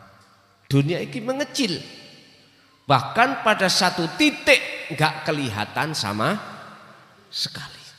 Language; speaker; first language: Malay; non-native, local second language; Javanese